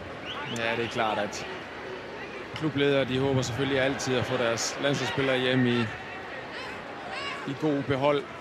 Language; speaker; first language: Danish; native; Danish